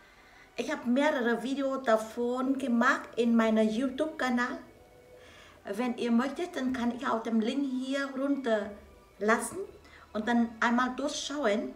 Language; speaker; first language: German; non-native, learner; Vietnamese